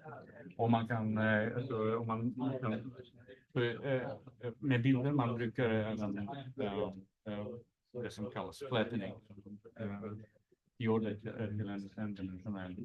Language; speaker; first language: Swedish; non-native, fluent; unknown